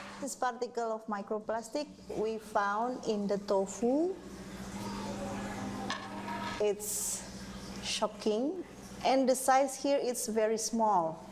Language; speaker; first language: English; non-native, fluent; Indonesian